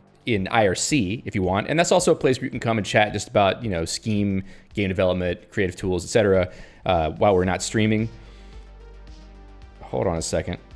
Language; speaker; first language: English; native; English